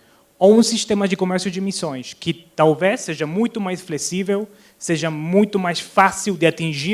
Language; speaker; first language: Portuguese; non-native, fluent; Spanish